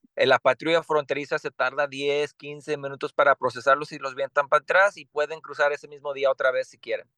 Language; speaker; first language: Spanish; early bilingual, heritage; Spanish